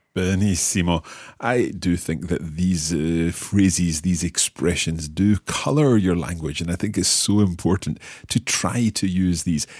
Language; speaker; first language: English; native; English